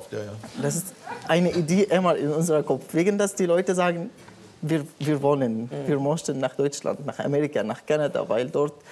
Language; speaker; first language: German; non-native, learner; Arabic